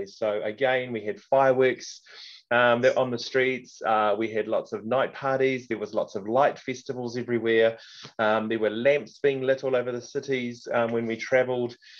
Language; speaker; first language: English; native; English